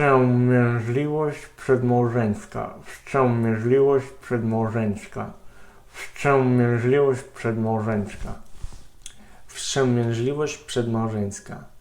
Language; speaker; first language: Polish; non-native, learner; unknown